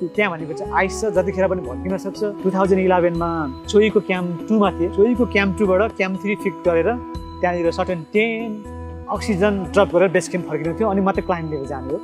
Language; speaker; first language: Nepali; non-native, local second language; Sherpa